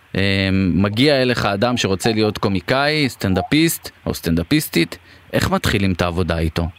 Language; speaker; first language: Hebrew; native; Hebrew